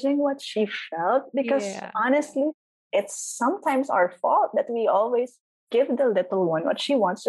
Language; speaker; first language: English; non-native, local second language; Filipino